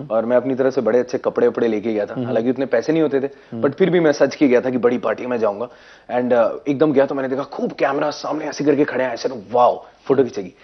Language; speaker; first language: Hindi; native; Hindi